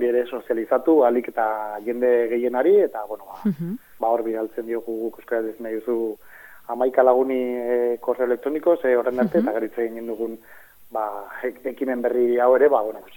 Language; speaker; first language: Basque; native; Basque